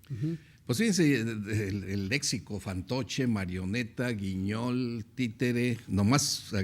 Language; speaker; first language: Spanish; native; Spanish